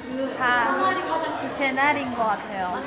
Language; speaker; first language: Korean; non-native, fluent; Chinese